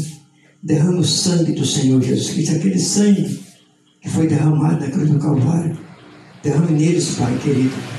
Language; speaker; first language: Portuguese; native; Portuguese